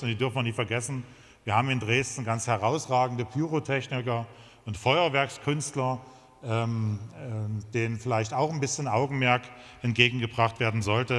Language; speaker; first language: German; native; German